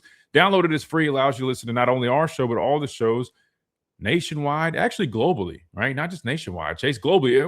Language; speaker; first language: English; native; English